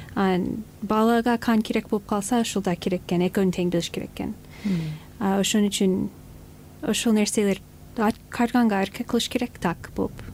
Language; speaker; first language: Kyrgyz; non-native, fluent; English